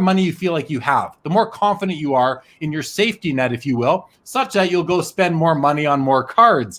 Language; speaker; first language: English; native; English